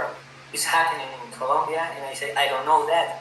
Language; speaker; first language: English; non-native, fluent; Spanish